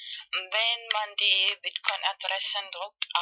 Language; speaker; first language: German; non-native, fluent; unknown